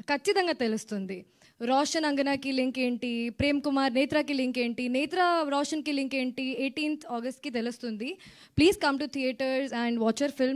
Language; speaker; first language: Telugu; non-native, learner; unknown